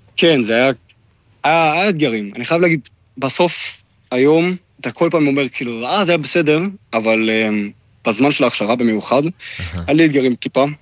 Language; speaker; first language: Hebrew; non-native, fluent; German